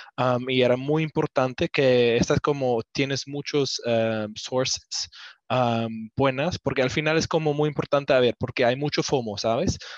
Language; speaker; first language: Spanish; non-native, learner; English